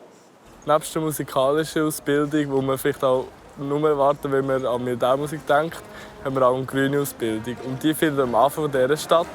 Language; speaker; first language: German; native; German